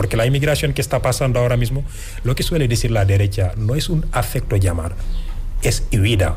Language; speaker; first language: Spanish; non-native, fluent; Wolof